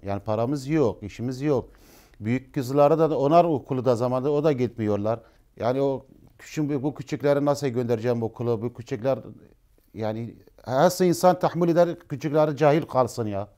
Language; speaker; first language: Turkish; non-native, learner; Arabic